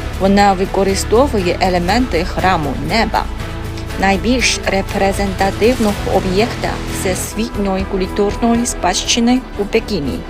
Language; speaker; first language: Ukrainian; non-native, learner; Chinese